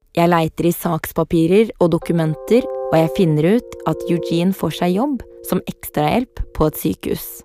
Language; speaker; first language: Norwegian; native; Norwegian